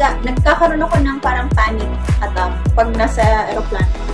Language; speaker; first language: Filipino; non-native, local second language; Cebuano